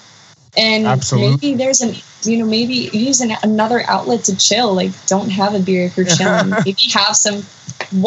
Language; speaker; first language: English; native; English